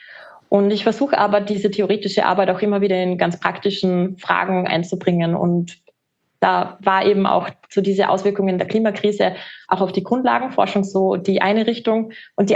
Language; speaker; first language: German; native; German